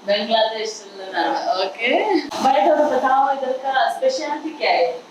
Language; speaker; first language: Hindi; non-native, local second language; Malayalam